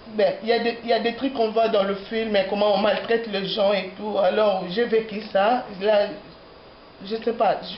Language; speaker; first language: French; non-native, local second language; Lingala